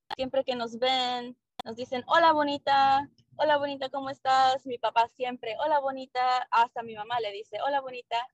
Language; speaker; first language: Spanish; early bilingual, heritage; Spanish